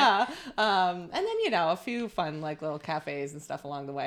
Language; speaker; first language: English; native; English